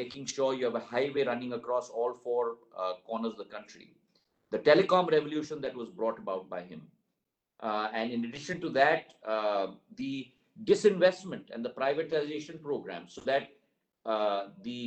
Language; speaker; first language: English; non-native, local second language; Hindi